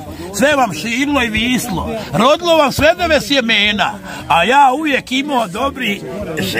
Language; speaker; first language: Serbian; native; Serbian